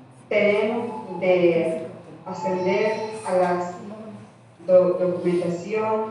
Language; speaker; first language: Spanish; non-native, local second language; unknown